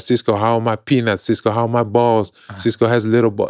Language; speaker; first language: English; non-native, fluent; Dutch